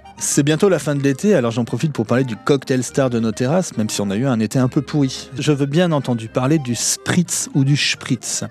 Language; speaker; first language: French; native; French